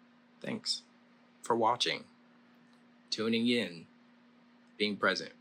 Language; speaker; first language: English; native; English